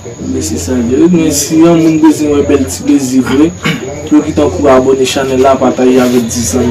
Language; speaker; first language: French; non-native, learner; Haitian Creole